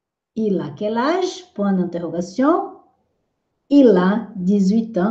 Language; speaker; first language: French; non-native, fluent; Portuguese